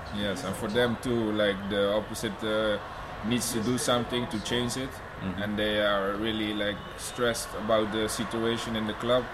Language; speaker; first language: English; non-native, fluent; Dutch